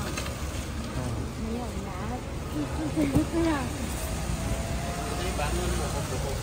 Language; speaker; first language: Chinese; non-native, fluent; Vietnamese